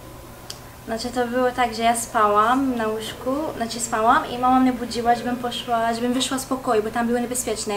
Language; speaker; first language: Polish; early bilingual, heritage; Arabic